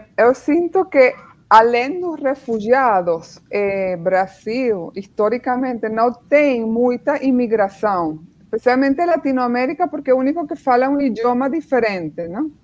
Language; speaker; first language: Portuguese; non-native, fluent; Spanish